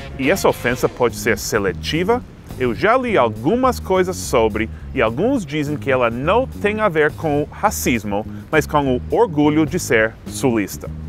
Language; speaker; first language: Portuguese; non-native, fluent; English